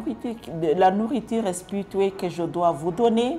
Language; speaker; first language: French; non-native, local second language; Kinyarwanda